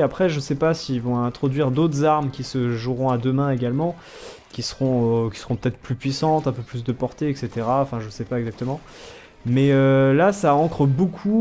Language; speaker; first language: French; native; French